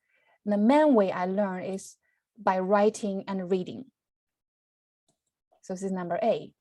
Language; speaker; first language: English; non-native, fluent; Chinese